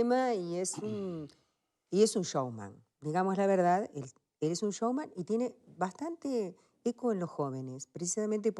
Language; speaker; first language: Spanish; native; Spanish